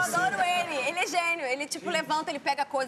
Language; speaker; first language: Portuguese; native; Portuguese